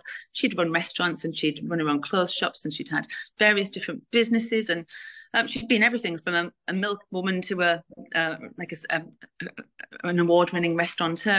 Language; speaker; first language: English; native; English